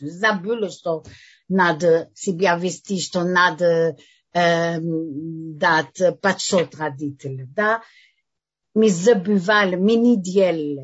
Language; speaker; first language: Russian; non-native, fluent; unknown